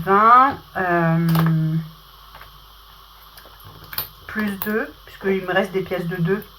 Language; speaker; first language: French; native; French